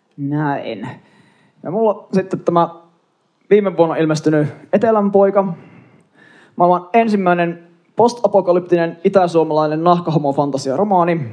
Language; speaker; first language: Finnish; native; Finnish